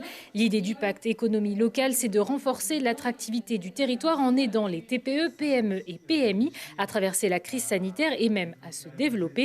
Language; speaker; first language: French; native; French